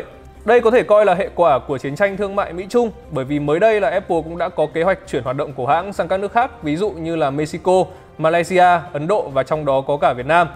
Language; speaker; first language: Vietnamese; native; Vietnamese